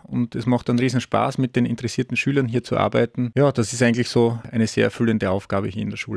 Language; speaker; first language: German; native; German